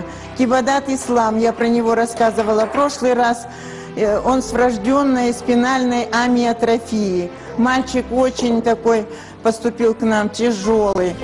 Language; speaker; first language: Russian; native; Russian